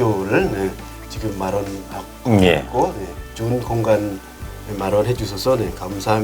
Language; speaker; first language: Korean; non-native, learner; Lao